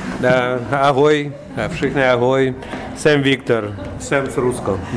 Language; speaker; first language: Czech; non-native, learner; Russian